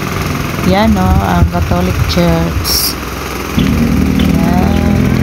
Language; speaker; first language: Filipino; non-native, local second language; Cebuano